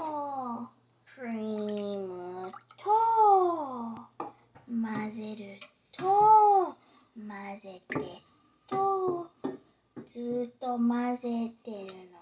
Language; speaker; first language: Japanese; early bilingual, heritage; Japanese